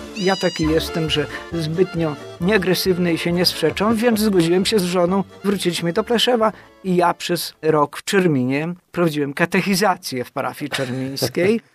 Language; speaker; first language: Polish; native; Polish